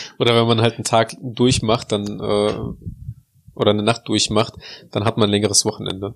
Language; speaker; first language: German; early bilingual, other home language; Russian